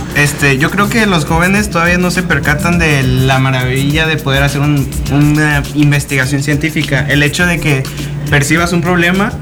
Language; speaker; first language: Spanish; native; Spanish